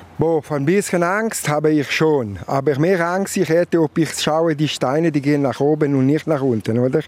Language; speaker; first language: German; non-native, local second language; Italian